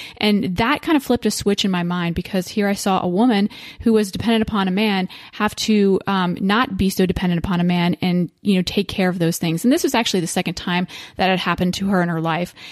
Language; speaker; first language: English; native; English